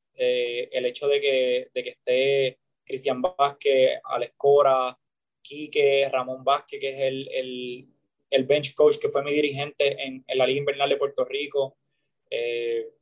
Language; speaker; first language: Spanish; native; Spanish